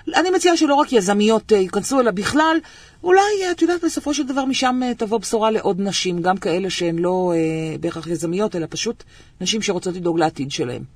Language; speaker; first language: Hebrew; native; Hebrew